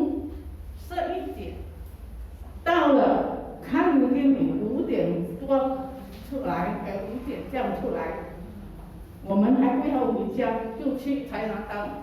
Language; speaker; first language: Chinese; early bilingual, heritage; Chinese